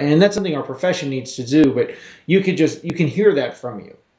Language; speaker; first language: English; native; English